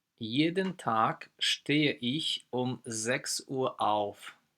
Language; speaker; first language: German; non-native, fluent; Polish